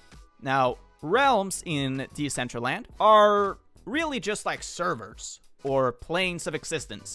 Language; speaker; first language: English; non-native, fluent; Swedish